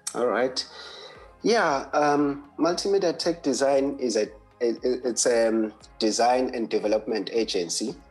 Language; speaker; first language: English; non-native, local second language; Zulu